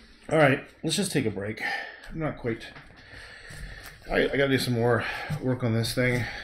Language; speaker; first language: English; native; English